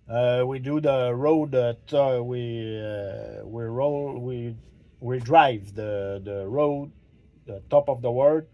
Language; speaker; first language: English; non-native, learner; French